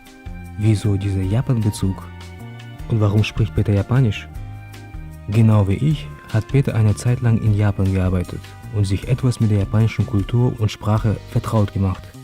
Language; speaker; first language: German; native; German